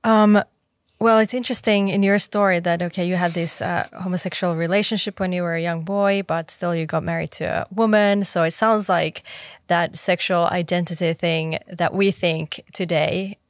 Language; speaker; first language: English; non-native, fluent; Finnish